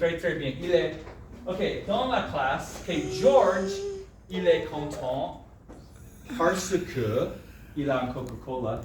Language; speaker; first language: French; non-native, fluent; English